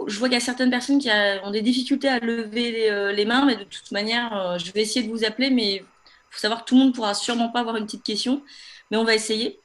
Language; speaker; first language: French; native; French